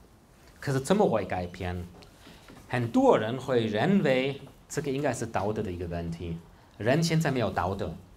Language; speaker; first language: Chinese; non-native, fluent; German